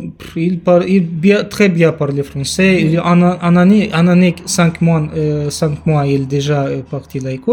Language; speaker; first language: French; non-native, learner; Romanian